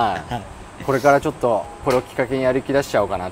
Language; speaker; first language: Japanese; native; Japanese